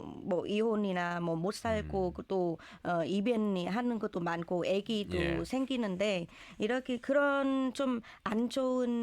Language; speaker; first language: Korean; non-native, learner; Vietnamese